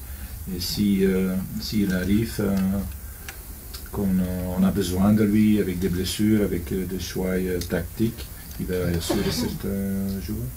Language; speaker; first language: French; non-native, local second language; Dutch